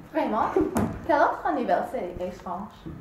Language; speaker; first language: French; non-native, learner; English